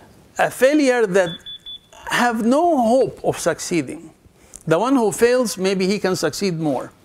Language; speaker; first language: English; non-native, fluent; Arabic